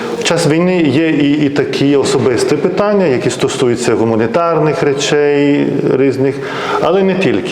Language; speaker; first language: Ukrainian; non-native, fluent; Lithuanian